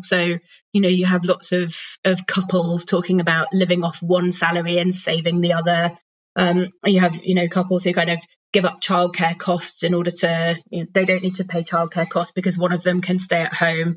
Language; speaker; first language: English; native; English